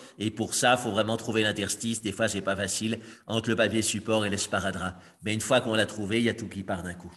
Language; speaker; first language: French; native; French